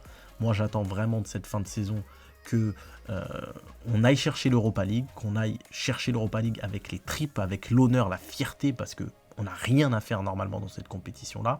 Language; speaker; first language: French; native; French